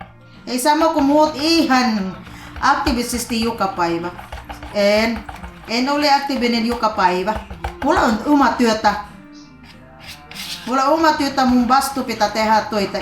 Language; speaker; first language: Finnish; non-native, learner; Filipino